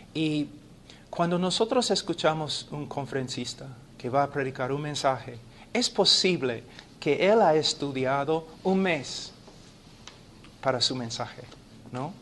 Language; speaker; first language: Spanish; non-native, fluent; English